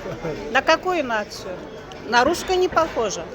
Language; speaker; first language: Russian; non-native, local second language; Uzbek